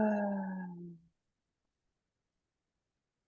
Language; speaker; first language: French; non-native, fluent; Dutch